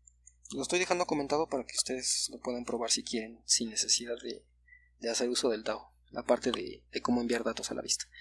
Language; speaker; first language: Spanish; native; Spanish